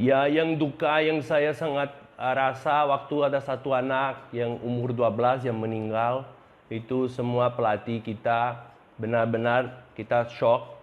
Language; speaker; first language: Indonesian; non-native, fluent; Portuguese